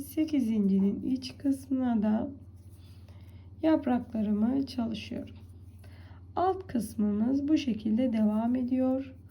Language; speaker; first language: Turkish; native; Turkish